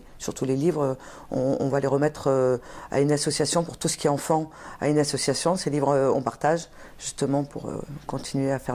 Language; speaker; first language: French; native; French